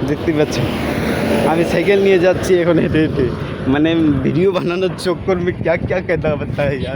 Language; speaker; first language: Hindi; non-native, local second language; Bangla